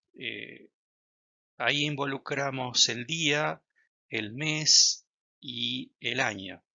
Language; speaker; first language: Spanish; native; Spanish